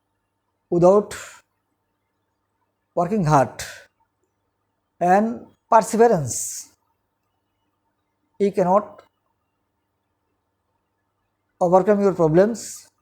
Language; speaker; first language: English; non-native, local second language; Bangla